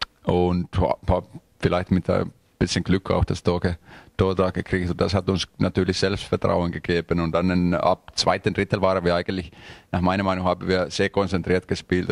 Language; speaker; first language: German; non-native, fluent; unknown